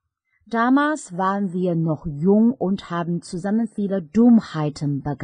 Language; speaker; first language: German; non-native, fluent; Chinese